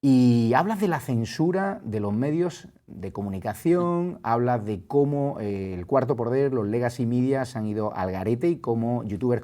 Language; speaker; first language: Spanish; native; Spanish